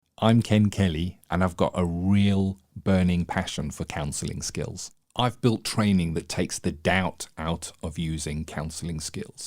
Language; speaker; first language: English; native; English